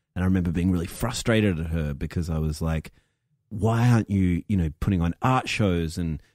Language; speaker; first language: English; native; English